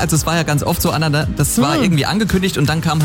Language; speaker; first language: German; native; German